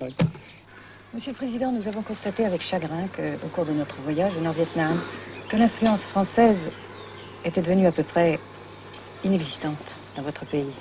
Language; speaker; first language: French; native; French